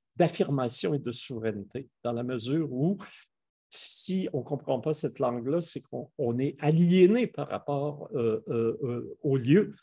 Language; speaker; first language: French; native; French